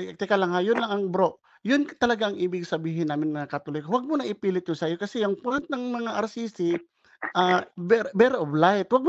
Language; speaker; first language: Filipino; non-native, local second language; Cebuano